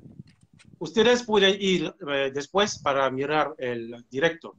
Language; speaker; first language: Spanish; non-native, fluent; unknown